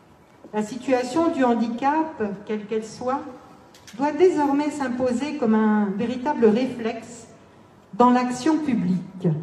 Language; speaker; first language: French; native; French